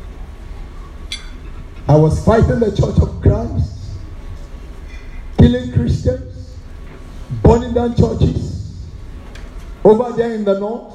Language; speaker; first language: English; non-native, local second language; Hausa